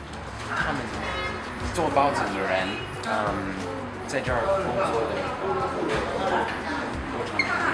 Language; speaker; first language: Chinese; non-native, learner; English